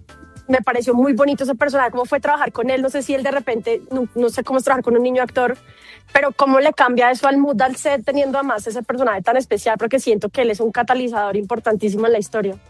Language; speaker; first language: Spanish; native; Spanish